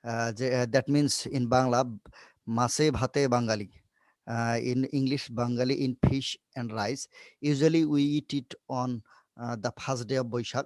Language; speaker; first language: English; non-native, learner; Bangla